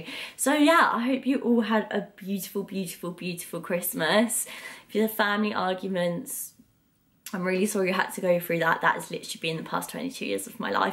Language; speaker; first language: English; native; English